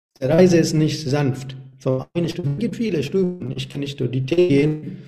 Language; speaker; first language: German; non-native, learner; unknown